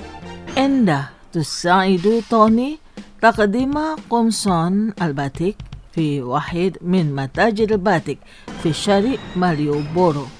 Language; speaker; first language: Arabic; non-native, fluent; Indonesian